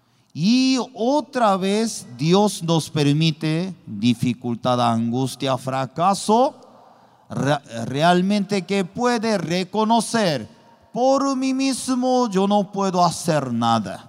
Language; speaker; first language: Spanish; non-native, learner; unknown